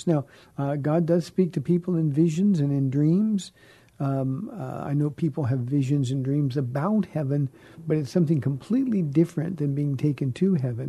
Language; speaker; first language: English; native; English